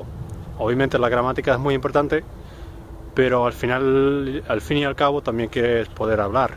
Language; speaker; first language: Spanish; non-native, fluent; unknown